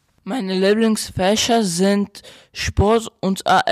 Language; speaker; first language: German; non-native, learner; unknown